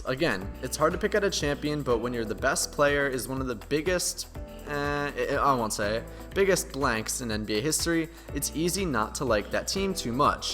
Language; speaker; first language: English; native; English